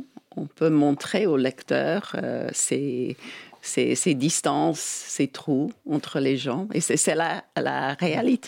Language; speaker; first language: French; non-native, fluent; English